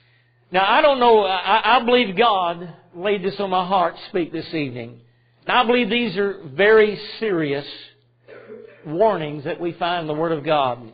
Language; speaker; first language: English; native; English